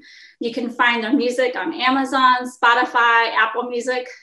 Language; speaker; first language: English; early bilingual, other home language; Hmong